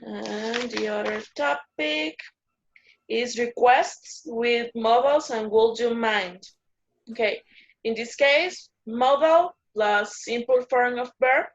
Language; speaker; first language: English; non-native, learner; Spanish